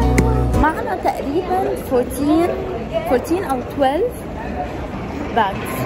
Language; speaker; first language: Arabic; native; Arabic